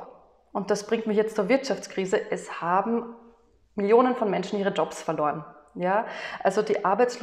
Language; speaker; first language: German; native; German